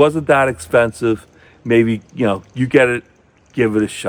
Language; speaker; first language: English; native; English